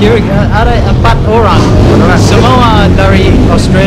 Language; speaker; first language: Indonesian; non-native, learner; English